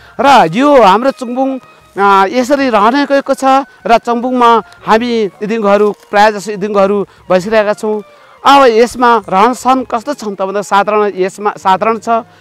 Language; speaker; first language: Nepali; non-native, local second language; Limbu